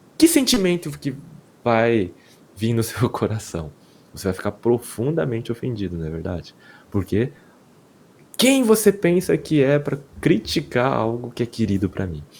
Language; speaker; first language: Portuguese; non-native, fluent; Korean